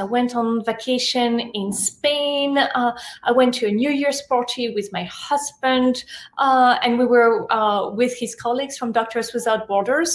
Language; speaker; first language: English; non-native, fluent; French